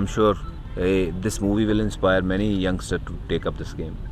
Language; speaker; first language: English; non-native, local second language; Punjabi